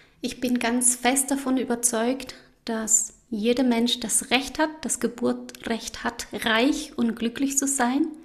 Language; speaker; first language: German; non-native, fluent; Spanish